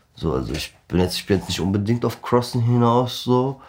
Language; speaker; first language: German; early bilingual, other home language; Turkish